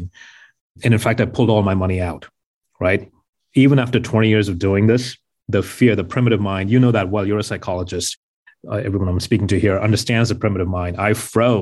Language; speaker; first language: English; non-native, local second language; Hindi